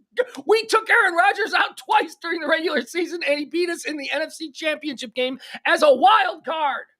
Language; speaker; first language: English; native; English